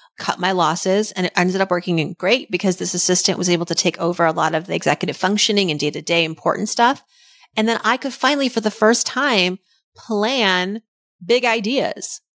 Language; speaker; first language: English; early bilingual, other home language; Persian